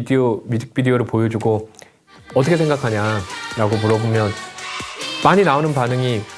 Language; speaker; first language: Korean; native; Korean